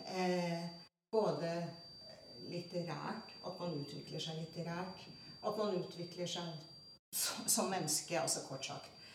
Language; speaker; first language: Norwegian; early bilingual, other home language; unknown